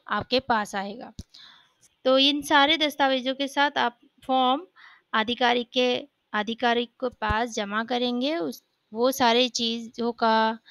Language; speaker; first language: Hindi; native; Hindi